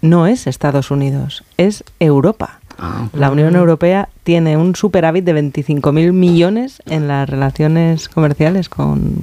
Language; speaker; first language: Spanish; native; Spanish